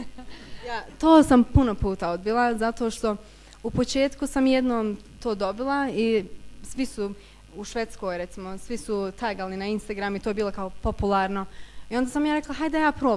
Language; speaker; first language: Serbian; early bilingual, heritage; Bosnian